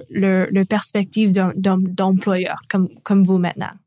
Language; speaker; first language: French; non-native, local second language; English